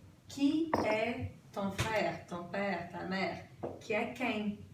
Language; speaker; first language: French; non-native, fluent; Portuguese